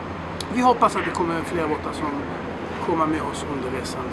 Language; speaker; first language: Swedish; non-native, fluent; Hebrew